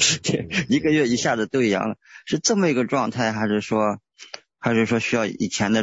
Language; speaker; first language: Chinese; native; Chinese